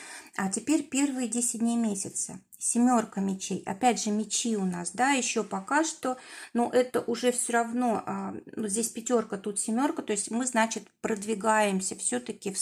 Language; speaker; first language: Russian; native; Russian